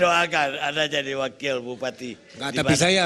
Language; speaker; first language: Indonesian; native; Indonesian